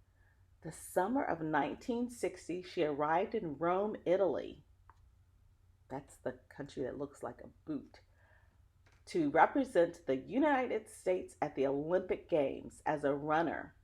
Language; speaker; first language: English; native; English